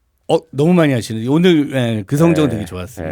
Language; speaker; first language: Korean; native; Korean